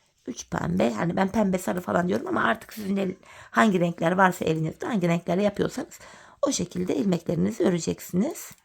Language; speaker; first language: Turkish; native; Turkish